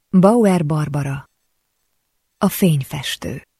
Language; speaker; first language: Hungarian; native; Hungarian